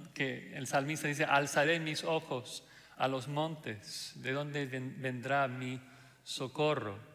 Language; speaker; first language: Spanish; non-native, fluent; English